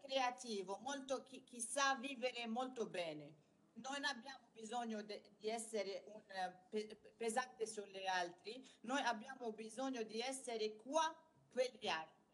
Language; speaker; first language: Italian; non-native, learner; Arabic